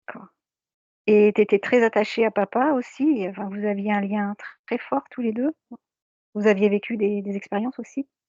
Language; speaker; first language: French; native; French